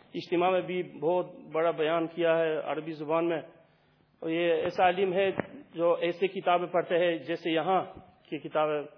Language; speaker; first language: Urdu; non-native, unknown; Albanian